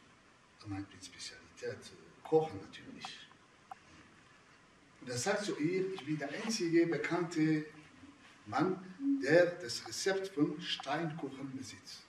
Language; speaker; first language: German; non-native, fluent; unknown